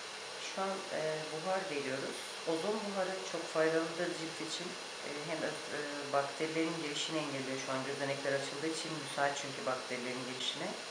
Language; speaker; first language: Turkish; native; Turkish